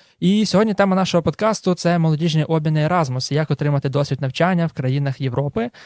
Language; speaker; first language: Ukrainian; native; Ukrainian